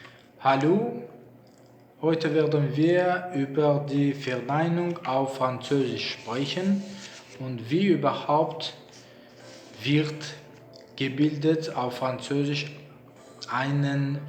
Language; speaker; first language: German; non-native, learner; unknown